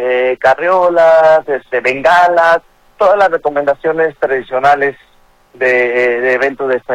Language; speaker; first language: Spanish; native; Spanish